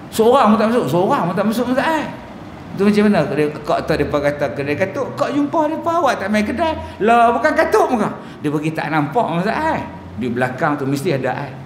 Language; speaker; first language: Malay; native; Malay